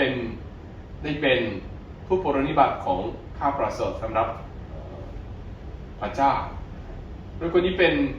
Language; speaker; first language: Thai; non-native, fluent; Korean